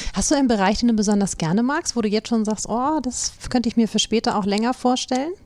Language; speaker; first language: German; native; German